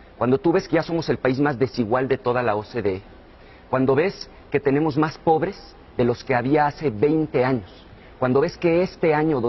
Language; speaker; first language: Spanish; native; Spanish